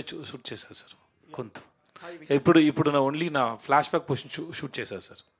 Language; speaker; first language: Telugu; non-native, learner; Tamil